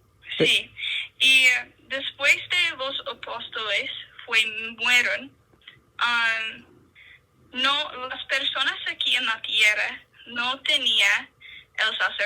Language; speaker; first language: Spanish; non-native, learner; English